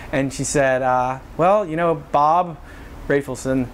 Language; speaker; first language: English; native; English